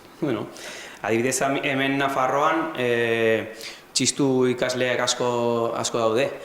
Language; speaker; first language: Basque; non-native, local second language; Spanish